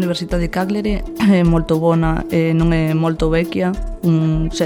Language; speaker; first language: Italian; non-native, learner; Spanish